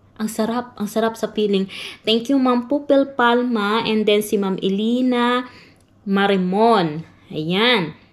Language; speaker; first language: Filipino; non-native, local second language; Cebuano